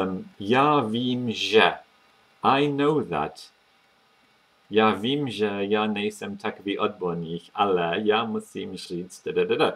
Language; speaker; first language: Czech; non-native, fluent; English